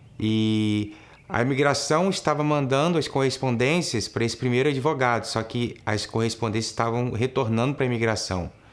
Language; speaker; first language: Portuguese; native; Portuguese